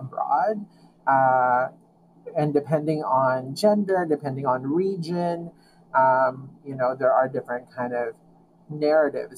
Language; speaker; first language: English; non-native, local second language; Filipino